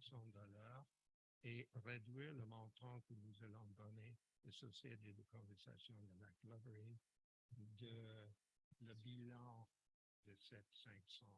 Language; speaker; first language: French; non-native, local second language; English